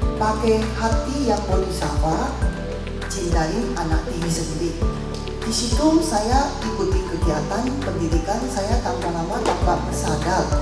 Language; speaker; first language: Indonesian; non-native, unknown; Chinese